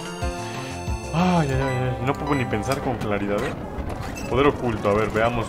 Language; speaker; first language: Spanish; native; Spanish